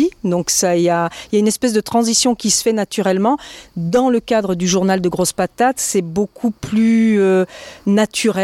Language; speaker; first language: French; native; French